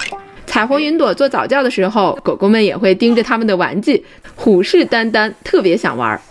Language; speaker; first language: Chinese; native; Chinese